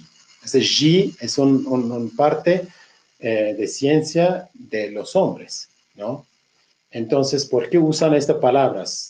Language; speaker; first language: Spanish; non-native, fluent; Kurdish